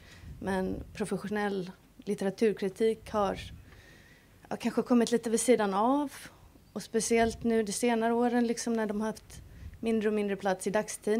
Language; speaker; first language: Swedish; non-native, fluent; Icelandic